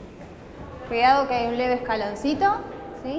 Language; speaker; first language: Spanish; native; Spanish